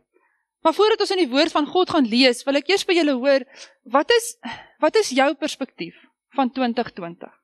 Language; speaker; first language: Afrikaans; native; Afrikaans